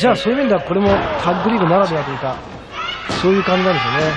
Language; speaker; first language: Japanese; native; Japanese